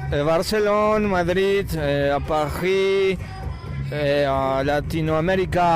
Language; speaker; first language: French; non-native, learner; Spanish